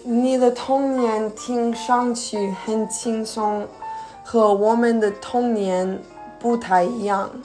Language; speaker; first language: Chinese; early bilingual, heritage; Chinese